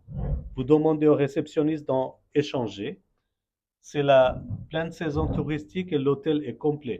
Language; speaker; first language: French; non-native, fluent; Bangla